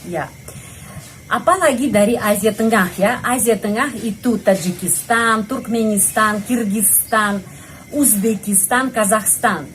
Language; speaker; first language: Indonesian; non-native, fluent; Russian